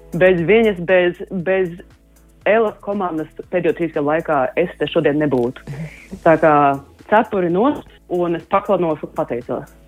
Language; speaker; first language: Latvian; early bilingual, heritage; Latvian